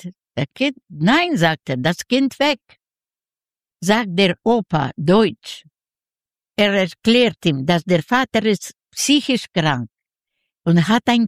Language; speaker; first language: German; non-native, learner; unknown